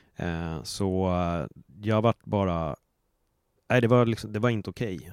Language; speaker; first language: Swedish; native; Swedish